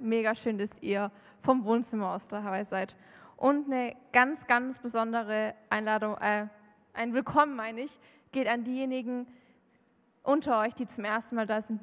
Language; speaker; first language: German; native; German